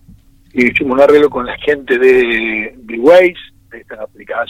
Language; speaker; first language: Spanish; native; Spanish